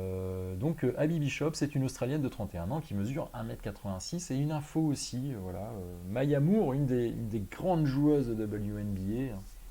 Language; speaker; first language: French; native; French